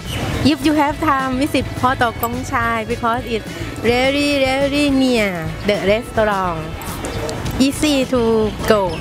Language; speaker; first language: English; non-native, learner; Thai